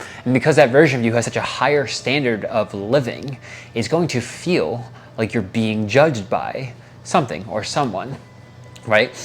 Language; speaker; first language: English; native; English